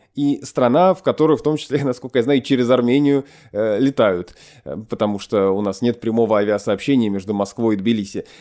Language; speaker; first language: Russian; native; Russian